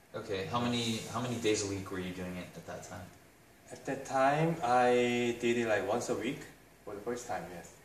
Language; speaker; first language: English; non-native, fluent; Korean